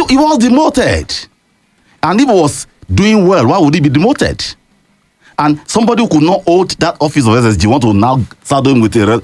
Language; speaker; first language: English; non-native, local second language; Yoruba